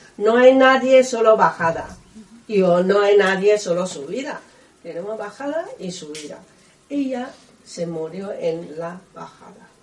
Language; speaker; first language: Spanish; non-native, learner; Chinese